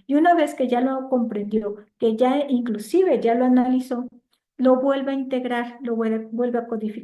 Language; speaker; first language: Spanish; native; Spanish